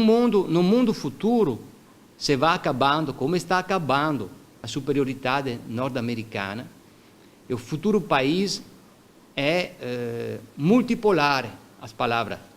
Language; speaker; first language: Portuguese; non-native, fluent; Italian